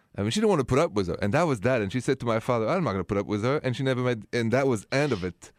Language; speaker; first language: English; non-native, fluent; French